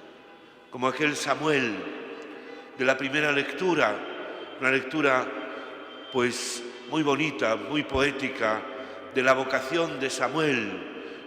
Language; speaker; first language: Spanish; native; Spanish